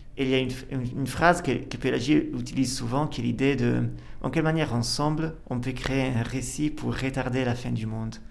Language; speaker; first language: French; non-native, fluent; Italian